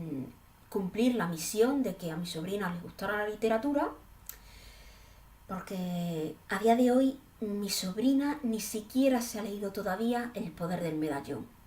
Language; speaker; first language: Spanish; native; Spanish